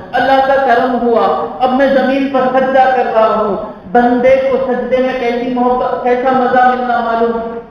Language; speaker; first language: Urdu; native; Urdu